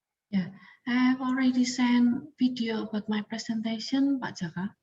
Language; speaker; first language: English; non-native, learner; Indonesian